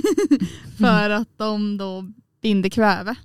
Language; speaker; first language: Swedish; native; Swedish